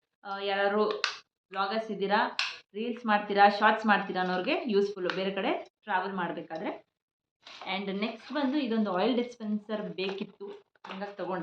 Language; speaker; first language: Kannada; native; Kannada